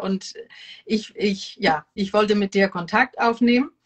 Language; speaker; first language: German; non-native, fluent; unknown